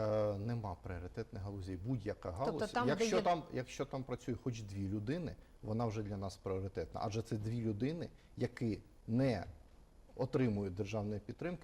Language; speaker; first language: Ukrainian; native; Ukrainian